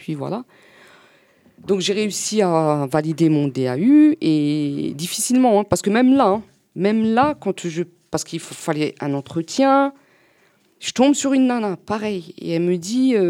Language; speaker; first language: French; native; French